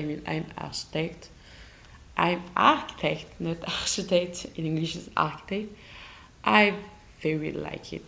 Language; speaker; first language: English; non-native, learner; French